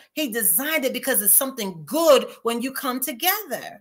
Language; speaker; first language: English; native; English